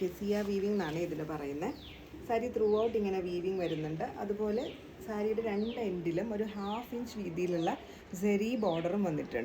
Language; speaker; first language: Malayalam; native; Malayalam